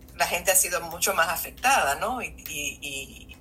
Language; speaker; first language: Spanish; native; Spanish